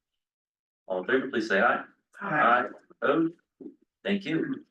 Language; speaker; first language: English; native; English